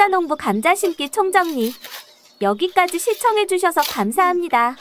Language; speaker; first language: Korean; native; Korean